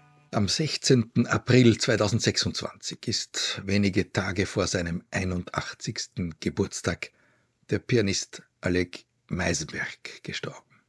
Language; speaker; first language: German; native; German